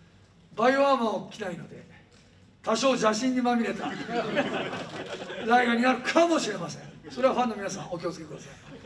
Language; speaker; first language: Japanese; native; Japanese